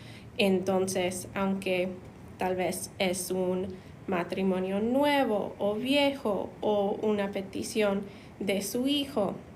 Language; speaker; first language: Spanish; non-native, fluent; English